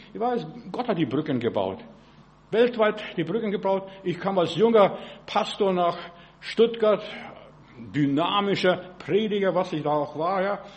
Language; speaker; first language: German; non-native, fluent; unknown